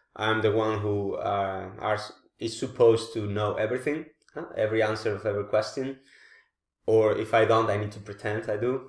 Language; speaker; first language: English; non-native, fluent; Spanish